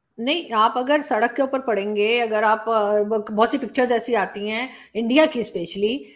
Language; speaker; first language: Urdu; native; Urdu